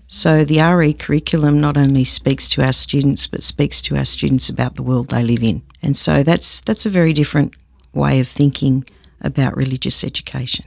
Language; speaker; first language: English; native; English